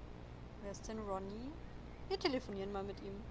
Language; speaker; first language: German; native; German